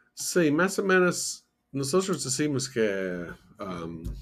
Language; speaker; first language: Spanish; non-native, learner; English